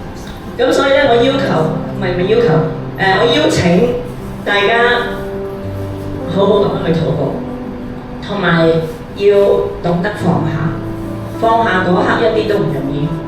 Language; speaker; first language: Cantonese; native; Cantonese